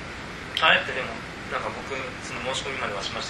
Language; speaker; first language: Japanese; native; Japanese